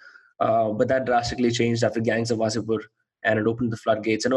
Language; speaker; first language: English; non-native, local second language; Hindi